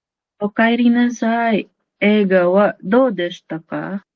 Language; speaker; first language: Japanese; non-native, learner; Filipino